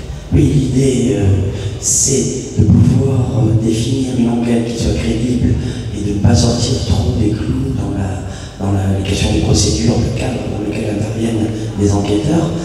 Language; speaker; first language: French; native; French